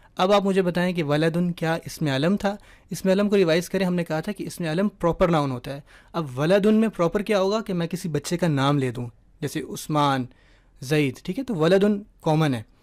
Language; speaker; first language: Urdu; native; Urdu